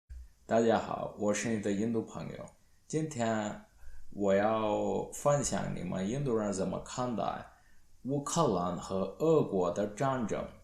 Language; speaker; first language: Chinese; non-native, learner; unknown